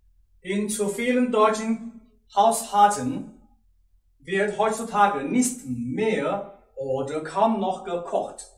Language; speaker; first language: German; non-native, learner; Chinese